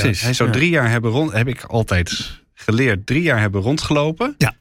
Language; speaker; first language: Dutch; native; Dutch